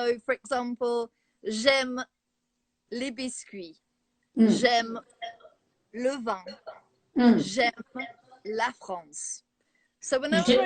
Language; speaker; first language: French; non-native, fluent; English